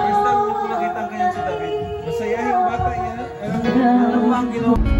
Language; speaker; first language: Filipino; native; Filipino